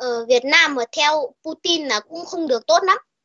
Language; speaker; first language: Vietnamese; early bilingual, heritage; Vietnamese